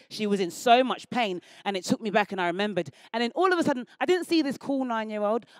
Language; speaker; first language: English; native; English